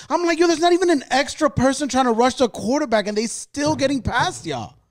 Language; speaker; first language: English; early bilingual, other home language; Spanish